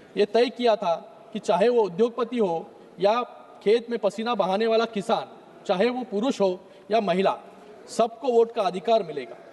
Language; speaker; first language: Hindi; non-native, local second language; Marathi